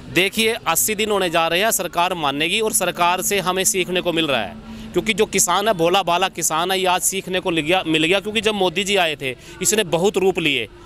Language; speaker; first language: Hindi; native; Hindi